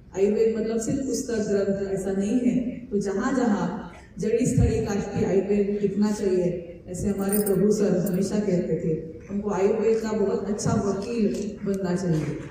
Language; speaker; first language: Hindi; non-native, local second language; Marathi